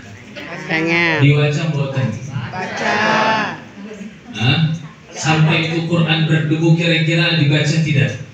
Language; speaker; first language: Indonesian; native; Indonesian